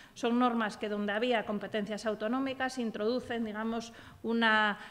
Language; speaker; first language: Spanish; native; Spanish